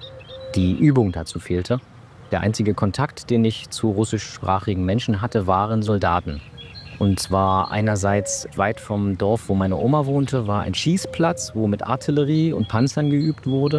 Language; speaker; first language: German; native; German